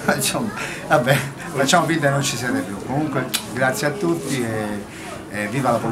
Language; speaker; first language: Italian; native; Italian